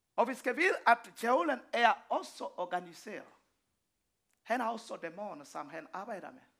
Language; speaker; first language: Danish; non-native, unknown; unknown